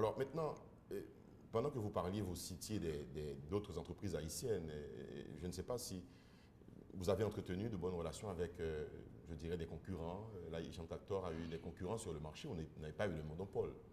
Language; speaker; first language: French; non-native, local second language; Haitian Creole